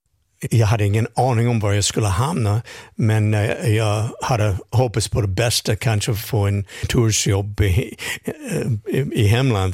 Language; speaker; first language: Swedish; non-native, fluent; English